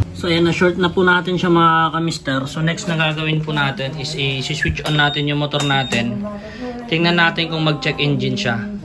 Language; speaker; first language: Filipino; non-native, local second language; Cebuano